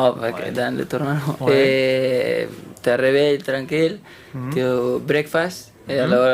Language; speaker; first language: French; non-native, fluent; Spanish